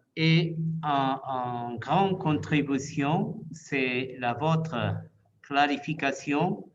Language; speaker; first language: French; non-native, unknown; Portuguese